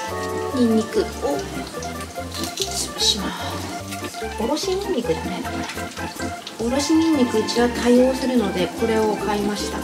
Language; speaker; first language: Japanese; native; Japanese